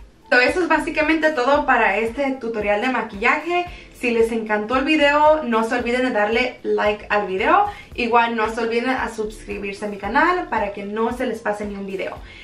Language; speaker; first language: Spanish; early bilingual, heritage; Spanish